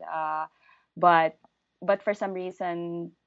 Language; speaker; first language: English; native; English